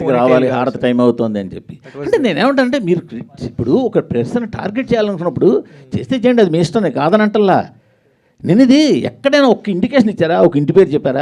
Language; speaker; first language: Telugu; native; Telugu